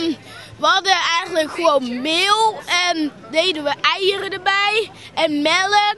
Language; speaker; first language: Dutch; native; Dutch